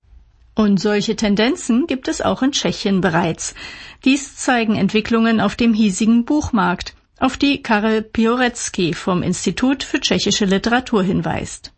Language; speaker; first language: German; native; German